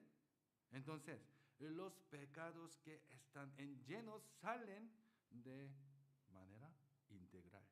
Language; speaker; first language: Spanish; non-native, learner; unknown